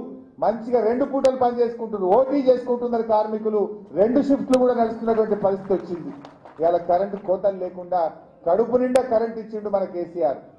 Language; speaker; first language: Telugu; native; Telugu